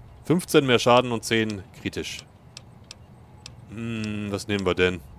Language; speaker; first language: German; native; German